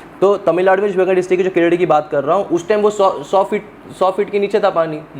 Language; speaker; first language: Hindi; non-native, local second language; Tamil